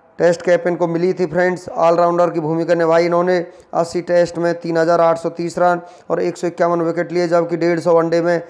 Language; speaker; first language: Hindi; native; Hindi